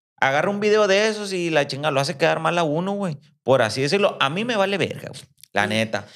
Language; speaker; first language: Spanish; native; Spanish